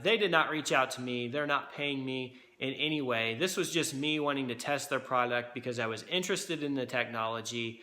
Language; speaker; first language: English; native; English